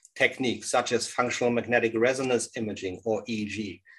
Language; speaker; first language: English; non-native, fluent; German